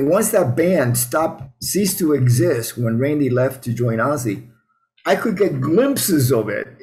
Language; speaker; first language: English; early bilingual, other home language; Spanish